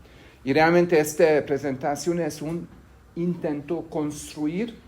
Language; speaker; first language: Spanish; non-native, fluent; Hungarian